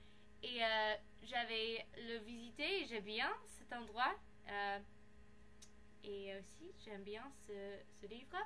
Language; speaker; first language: French; non-native, learner; English